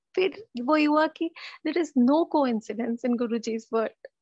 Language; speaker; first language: Hindi; native; Hindi